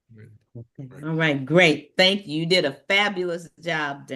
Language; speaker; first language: English; native; English